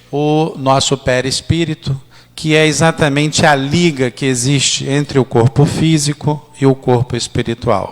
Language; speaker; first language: Portuguese; native; Portuguese